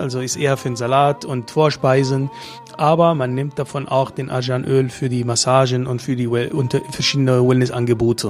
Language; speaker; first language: German; non-native, fluent; Arabic